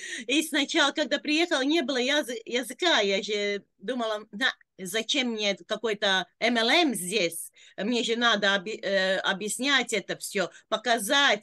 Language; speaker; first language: Russian; non-native, local second language; Latvian